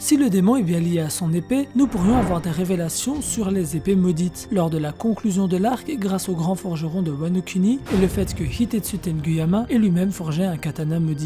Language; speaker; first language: French; native; French